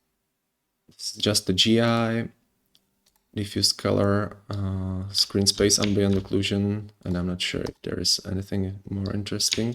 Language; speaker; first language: English; non-native, fluent; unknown